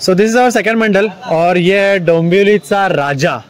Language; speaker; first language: Hindi; non-native, local second language; Marathi